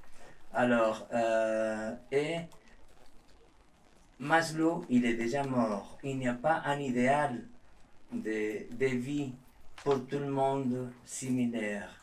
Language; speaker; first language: French; non-native, learner; Spanish